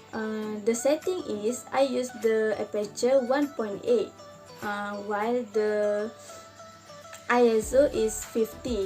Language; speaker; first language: English; non-native, learner; Malay